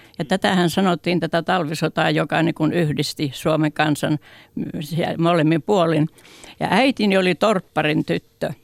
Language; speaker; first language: Finnish; native; Finnish